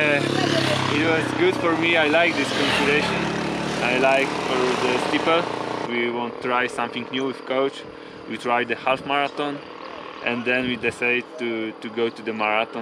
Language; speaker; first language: English; non-native, learner; Polish